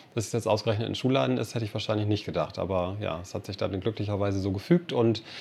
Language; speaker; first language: German; non-native, fluent; English